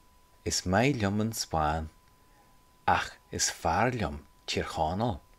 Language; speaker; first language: Irish; non-native, local second language; English